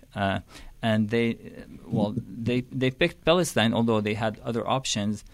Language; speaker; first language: English; non-native, fluent; Arabic